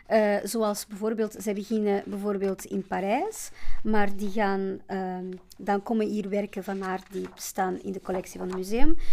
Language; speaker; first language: Dutch; non-native, fluent; Portuguese